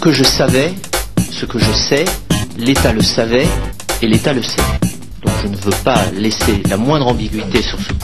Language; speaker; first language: French; native; French